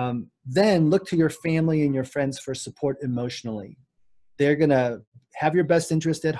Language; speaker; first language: English; native; English